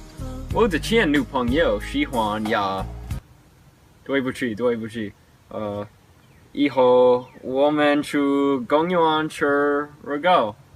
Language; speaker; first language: Chinese; non-native, learner; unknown